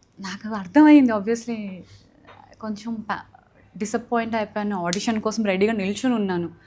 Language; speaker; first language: Telugu; native; Telugu